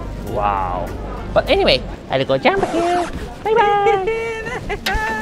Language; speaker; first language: English; non-native, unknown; Japanese